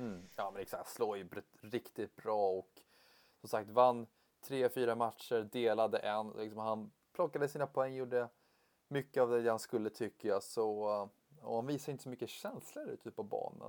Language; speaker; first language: Swedish; native; Swedish